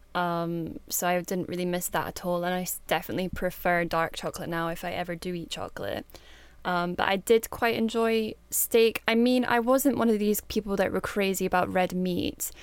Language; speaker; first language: English; native; English